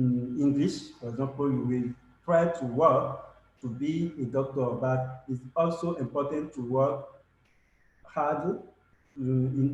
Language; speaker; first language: English; non-native, learner; French